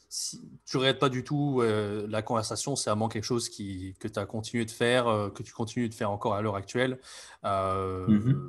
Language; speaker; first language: French; native; French